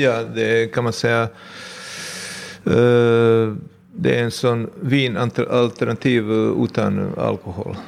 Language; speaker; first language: Swedish; non-native, fluent; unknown